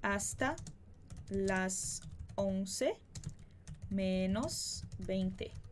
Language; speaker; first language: Spanish; non-native, fluent; Portuguese